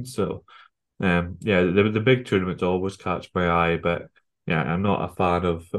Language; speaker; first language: English; native; English